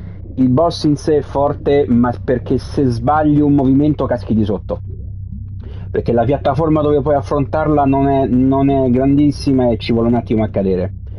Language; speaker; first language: Italian; native; Italian